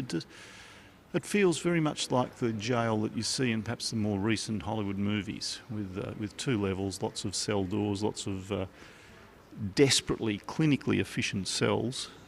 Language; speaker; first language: English; native; English